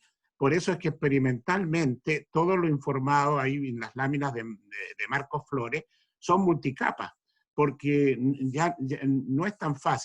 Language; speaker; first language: Spanish; native; Spanish